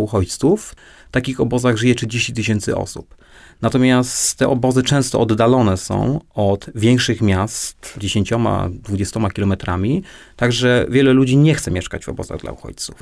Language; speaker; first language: Polish; native; Polish